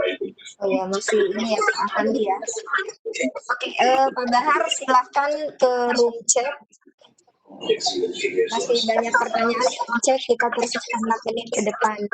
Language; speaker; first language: Indonesian; native; Indonesian